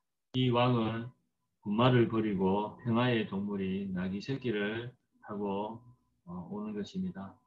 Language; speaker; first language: Korean; native; Korean